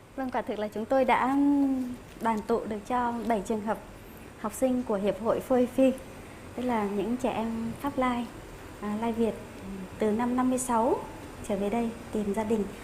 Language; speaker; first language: Vietnamese; native; Vietnamese